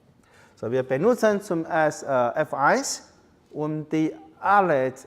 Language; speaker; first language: German; non-native, learner; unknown